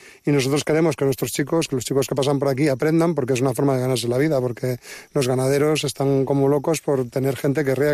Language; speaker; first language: Spanish; native; Spanish